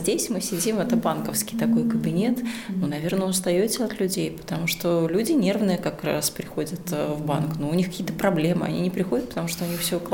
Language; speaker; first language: Russian; native; Russian